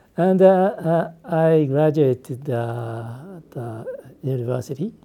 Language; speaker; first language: English; non-native, learner; Japanese